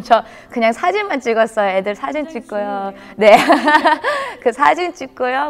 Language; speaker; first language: Korean; early bilingual, heritage; Korean